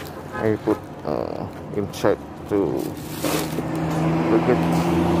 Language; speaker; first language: English; non-native, learner; Indonesian